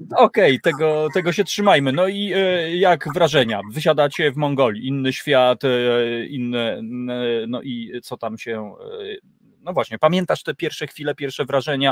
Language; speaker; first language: Polish; native; Polish